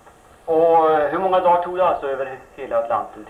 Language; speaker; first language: Swedish; native; Swedish